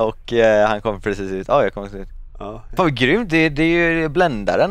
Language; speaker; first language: Swedish; native; Swedish